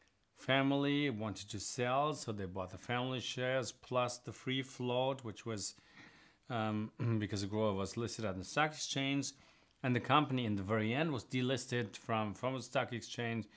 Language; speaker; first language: English; non-native, fluent; German